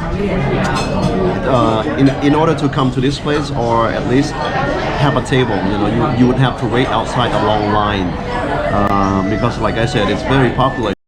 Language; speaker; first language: English; non-native, fluent; Thai